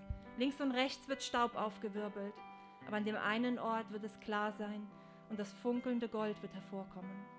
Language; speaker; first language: German; native; German